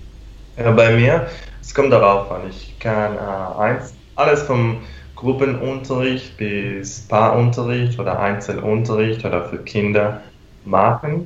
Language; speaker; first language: German; non-native, fluent; Spanish